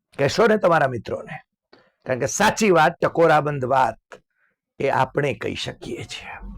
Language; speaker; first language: Gujarati; native; Gujarati